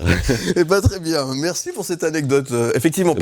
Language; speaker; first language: French; native; French